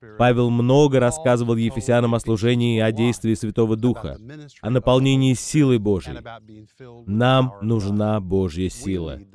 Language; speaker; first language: Russian; non-native, fluent; English